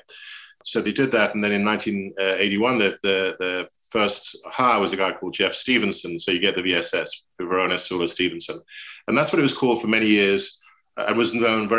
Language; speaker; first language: English; native; English